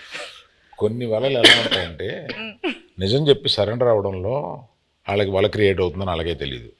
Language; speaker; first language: Telugu; native; Telugu